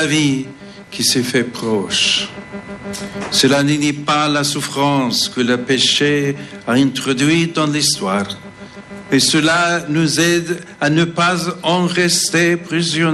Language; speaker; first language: French; non-native, fluent; English